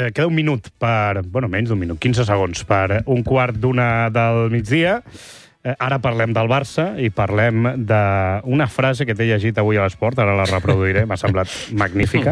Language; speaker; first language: Catalan; native; Catalan